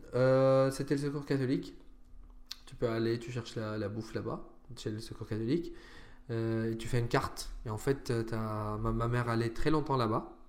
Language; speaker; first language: French; non-native, fluent; Arabic